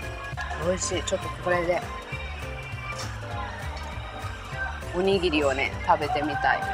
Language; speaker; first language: Japanese; native; Japanese